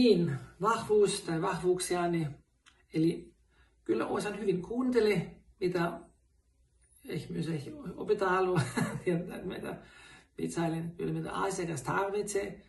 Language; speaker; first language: Finnish; non-native, fluent; German